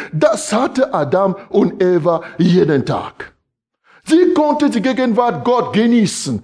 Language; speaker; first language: German; non-native, fluent; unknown